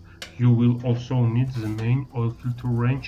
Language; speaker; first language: English; non-native, learner; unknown